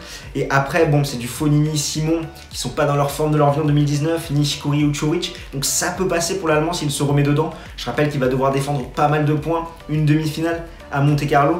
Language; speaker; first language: French; native; French